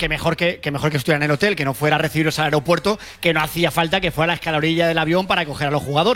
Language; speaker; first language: Spanish; native; Spanish